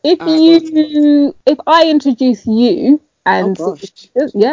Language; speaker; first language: English; native; English